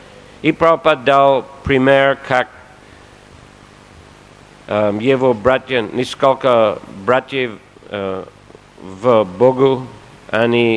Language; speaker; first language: Russian; non-native, fluent; English